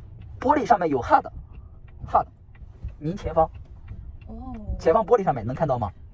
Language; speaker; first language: Chinese; native; Chinese